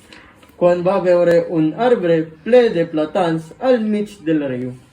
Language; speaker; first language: Catalan; non-native, learner; Spanish